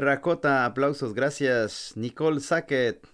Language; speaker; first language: Spanish; native; Spanish